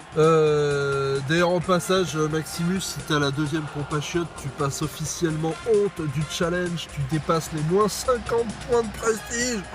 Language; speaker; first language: French; native; French